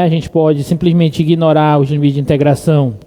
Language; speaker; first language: Portuguese; native; Portuguese